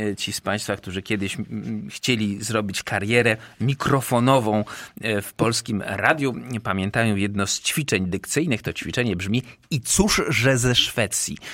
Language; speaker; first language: Polish; native; Polish